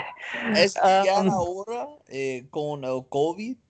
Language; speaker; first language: Spanish; non-native, learner; English